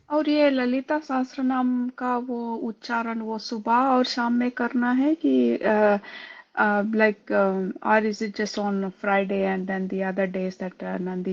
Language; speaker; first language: Hindi; non-native, local second language; Kannada